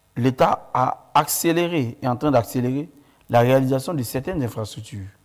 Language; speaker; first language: French; non-native, local second language; Mandingo